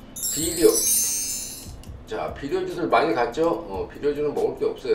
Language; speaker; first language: Korean; native; Korean